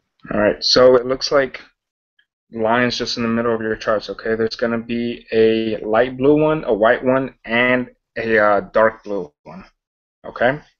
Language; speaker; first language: English; early bilingual, other home language; Spanish